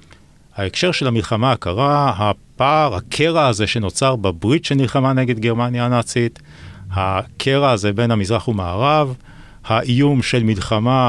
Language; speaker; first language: Hebrew; native; Hebrew